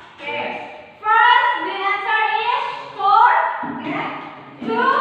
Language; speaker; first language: English; non-native, learner; Indonesian